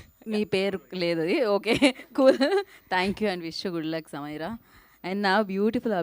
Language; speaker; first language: Telugu; native; Telugu